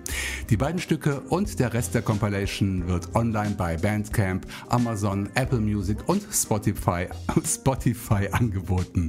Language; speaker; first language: German; native; German